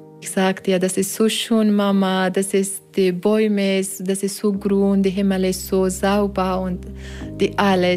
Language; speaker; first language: German; non-native, learner; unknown